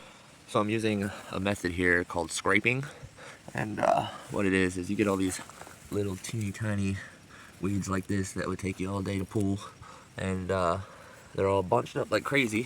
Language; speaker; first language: English; native; English